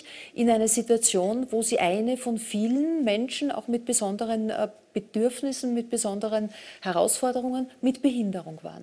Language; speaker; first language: German; native; German